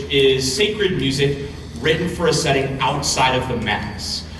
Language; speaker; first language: English; native; English